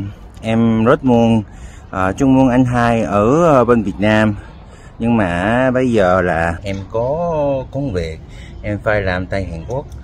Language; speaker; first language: Vietnamese; non-native, learner; Korean